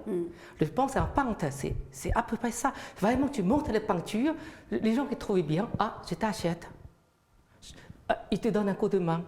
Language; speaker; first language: French; non-native, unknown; Chinese